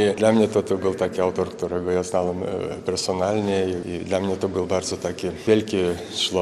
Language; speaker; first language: Polish; non-native, fluent; Lithuanian